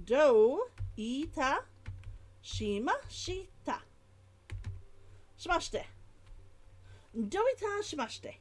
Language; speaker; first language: Japanese; non-native, learner; English